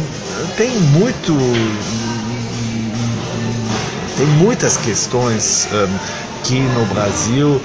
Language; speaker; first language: Portuguese; non-native, fluent; German